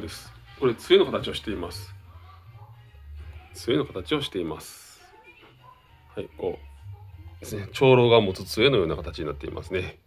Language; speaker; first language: Japanese; native; Japanese